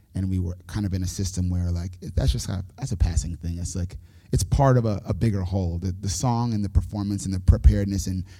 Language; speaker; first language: English; native; English